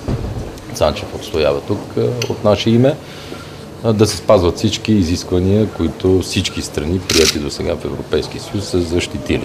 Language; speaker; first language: Bulgarian; native; Bulgarian